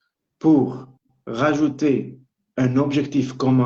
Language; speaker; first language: French; non-native, local second language; Italian